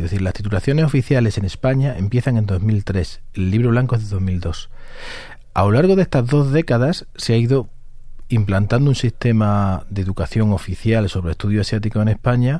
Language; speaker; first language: Spanish; native; Spanish